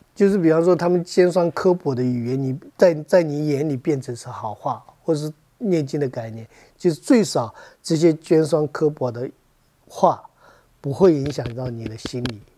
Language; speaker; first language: Chinese; non-native, fluent; Tibetan